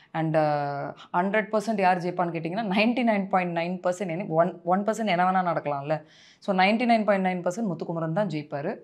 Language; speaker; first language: Tamil; native; Tamil